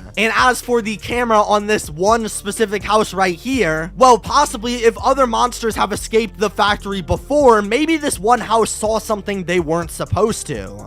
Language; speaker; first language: English; native; English